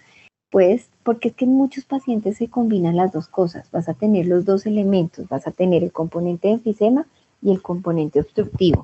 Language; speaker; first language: Spanish; native; Spanish